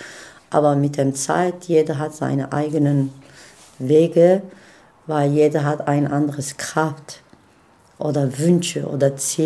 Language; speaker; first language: German; non-native, fluent; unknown